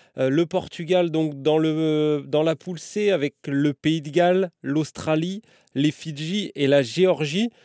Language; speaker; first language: French; native; French